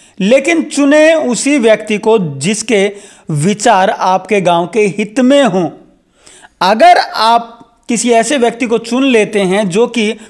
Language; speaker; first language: Hindi; native; Hindi